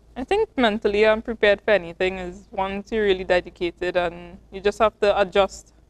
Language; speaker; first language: English; native; English